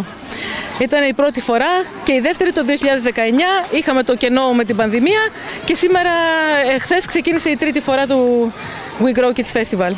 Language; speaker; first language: Greek; native; Greek